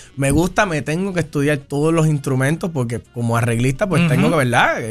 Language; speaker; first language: Spanish; native; Spanish